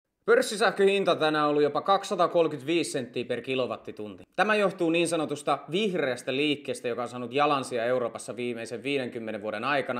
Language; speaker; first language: Finnish; native; Finnish